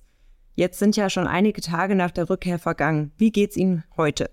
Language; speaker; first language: German; native; German